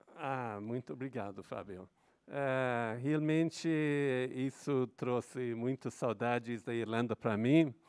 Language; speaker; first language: Portuguese; non-native, fluent; English